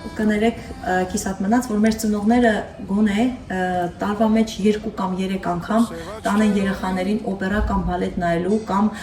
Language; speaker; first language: Armenian; native; Armenian